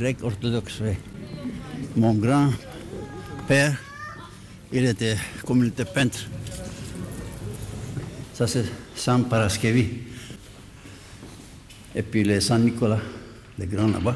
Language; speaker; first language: French; non-native, fluent; Greek